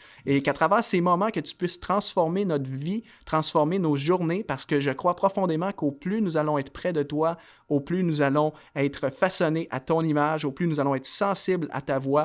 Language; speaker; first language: French; native; French